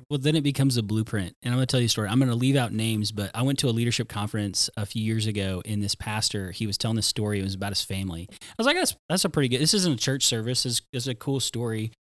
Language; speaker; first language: English; native; English